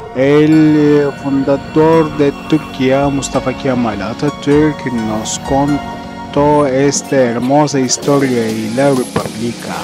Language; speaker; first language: Spanish; non-native, learner; Turkish